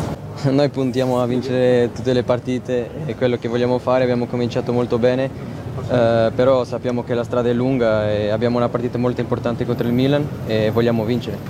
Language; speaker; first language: Italian; non-native, fluent; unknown